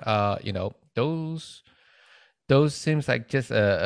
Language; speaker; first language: English; non-native, local second language; Chinese